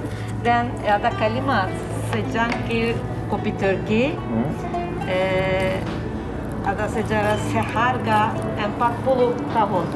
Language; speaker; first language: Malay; non-native, fluent; Turkish